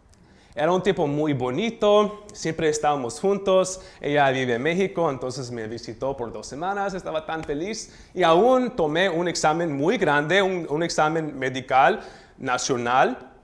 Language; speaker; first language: Spanish; early bilingual, heritage; Spanish